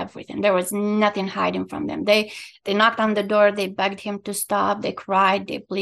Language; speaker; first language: English; non-native, fluent; Arabic